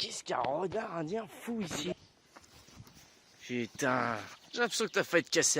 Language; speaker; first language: French; native; French